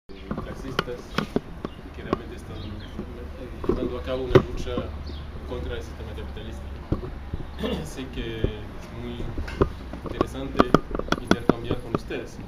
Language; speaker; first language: Spanish; non-native, fluent; Haitian Creole